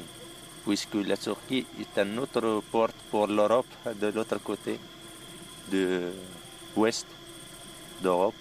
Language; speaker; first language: French; non-native, local second language; Arabic